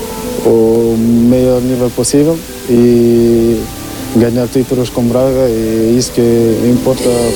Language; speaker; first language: Portuguese; non-native, learner; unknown